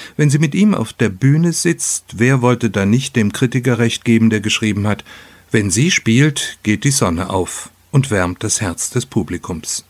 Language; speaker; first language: German; native; German